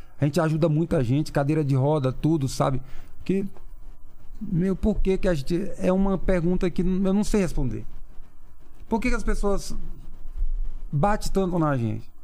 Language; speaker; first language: Portuguese; non-native, local second language; Kayapó